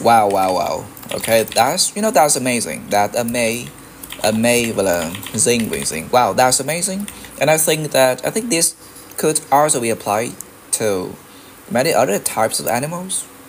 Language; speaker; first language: English; non-native, fluent; Vietnamese